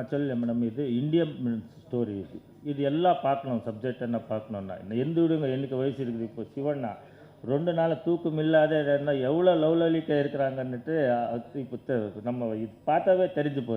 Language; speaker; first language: Tamil; non-native, learner; Kannada